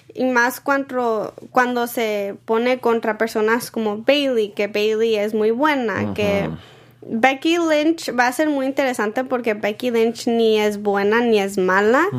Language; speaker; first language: Spanish; early bilingual, heritage; Spanish